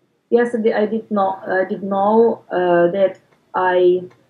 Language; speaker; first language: English; non-native, learner; Russian